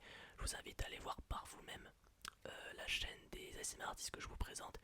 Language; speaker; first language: French; native; French